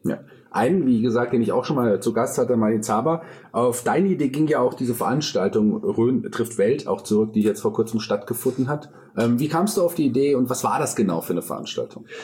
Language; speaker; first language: German; native; German